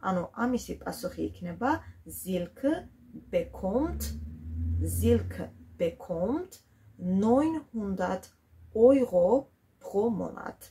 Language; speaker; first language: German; non-native, fluent; Georgian